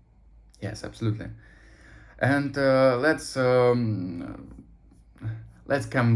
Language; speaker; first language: English; non-native, learner; Russian